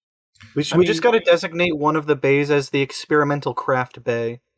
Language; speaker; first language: English; native; English